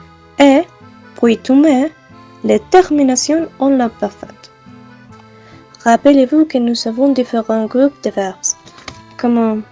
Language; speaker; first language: French; non-native, learner; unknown